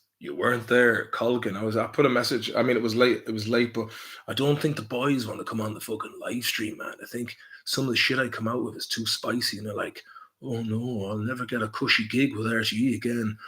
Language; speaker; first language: English; native; English